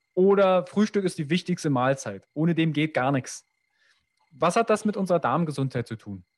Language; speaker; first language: German; native; German